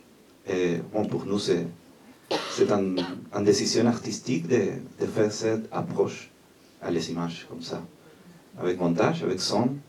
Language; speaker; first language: French; non-native, fluent; Spanish